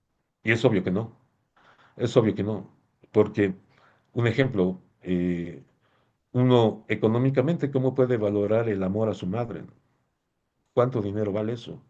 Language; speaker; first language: Spanish; native; Spanish